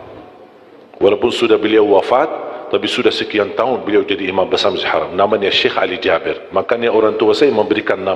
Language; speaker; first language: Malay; non-native, fluent; Arabic